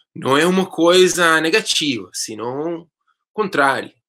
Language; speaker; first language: Portuguese; non-native, fluent; English